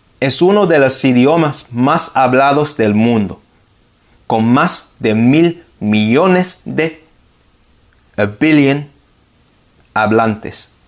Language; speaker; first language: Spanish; non-native, fluent; English